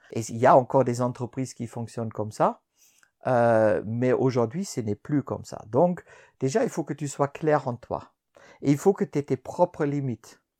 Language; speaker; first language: French; non-native, fluent; German